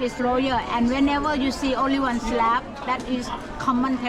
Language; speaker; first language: English; non-native, fluent; Thai